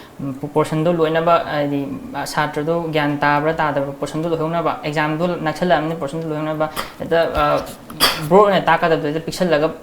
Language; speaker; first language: Manipuri; native; Manipuri